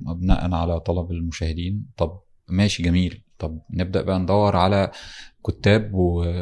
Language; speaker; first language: Arabic; native; Arabic